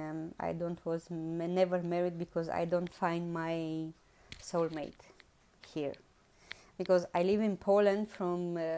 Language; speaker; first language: English; non-native, learner; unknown